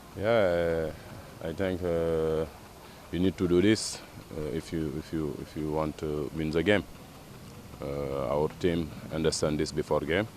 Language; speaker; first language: English; non-native, fluent; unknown